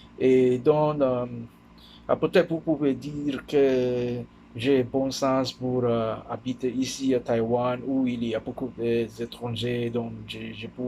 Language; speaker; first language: French; non-native, learner; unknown